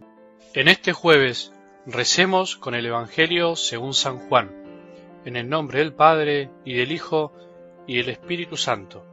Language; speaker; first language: Spanish; native; Spanish